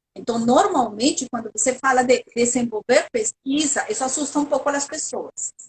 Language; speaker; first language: Portuguese; non-native, fluent; Spanish